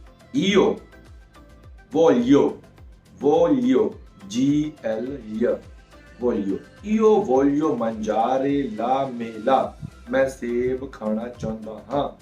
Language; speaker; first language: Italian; non-native, fluent; Punjabi